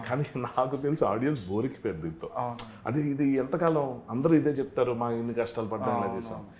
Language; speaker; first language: Telugu; native; Telugu